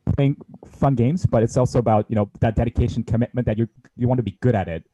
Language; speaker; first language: English; non-native, fluent; Korean